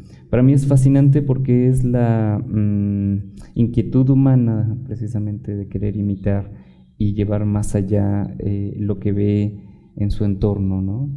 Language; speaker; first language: Spanish; native; Spanish